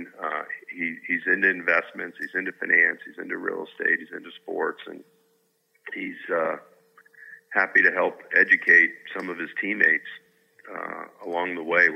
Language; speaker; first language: English; native; English